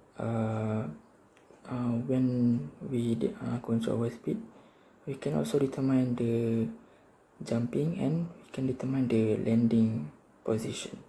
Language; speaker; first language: English; non-native, learner; Malay